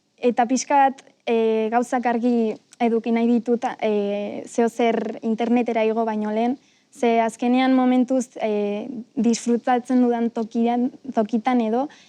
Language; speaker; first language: Basque; non-native, local second language; Spanish